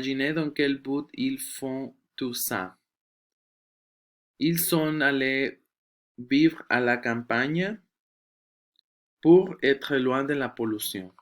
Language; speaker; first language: French; non-native, fluent; Spanish